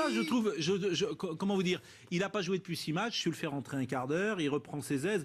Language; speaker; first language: French; native; French